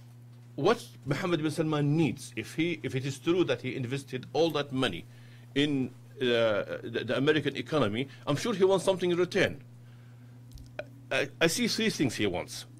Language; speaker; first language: English; non-native, fluent; Arabic